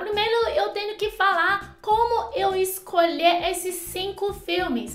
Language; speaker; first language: Portuguese; non-native, fluent; Chinese